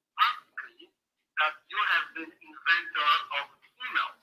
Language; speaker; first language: English; non-native, fluent; Polish